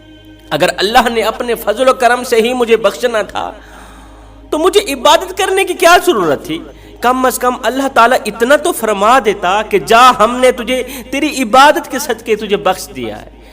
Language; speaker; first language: Urdu; native; Urdu